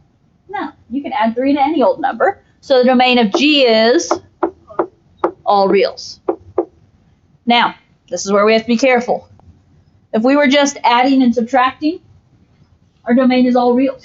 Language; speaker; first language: English; native; English